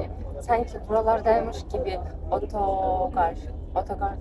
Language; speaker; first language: Turkish; non-native, fluent; Kyrgyz